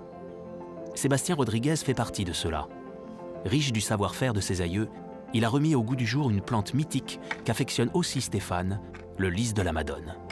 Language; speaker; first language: French; native; French